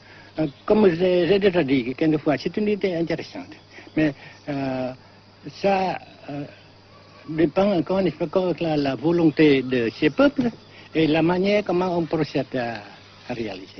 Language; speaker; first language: French; non-native, local second language; Vietnamese